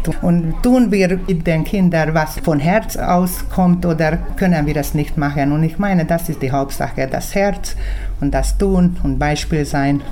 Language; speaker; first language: German; early bilingual, heritage; German